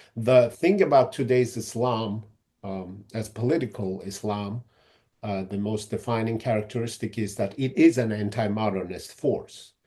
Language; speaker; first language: English; non-native, fluent; Georgian